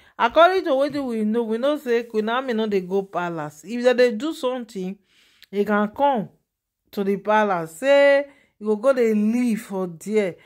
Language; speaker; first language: Nigerian Pidgin; non-native, local second language; Yoruba